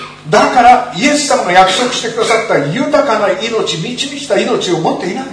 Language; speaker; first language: Japanese; native; Japanese